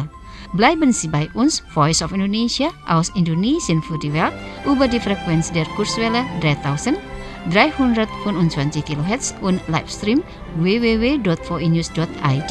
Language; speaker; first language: German; non-native, fluent; Indonesian